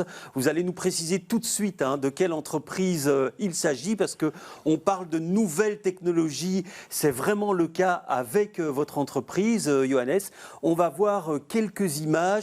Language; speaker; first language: French; native; French